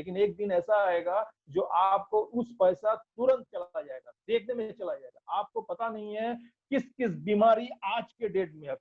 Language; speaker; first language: Hindi; non-native, local second language; Bangla